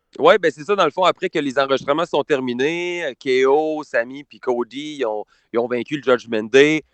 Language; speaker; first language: French; native; French